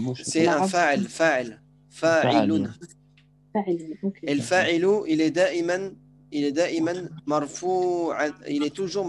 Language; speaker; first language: French; native; French